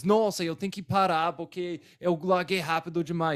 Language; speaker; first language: Portuguese; non-native, fluent; English